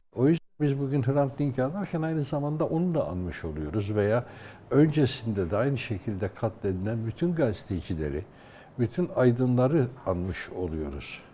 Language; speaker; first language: Turkish; native; Turkish